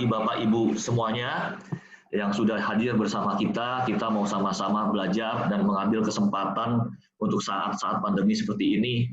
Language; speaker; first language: Indonesian; native; Indonesian